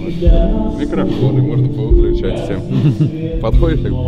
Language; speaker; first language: Russian; native; Russian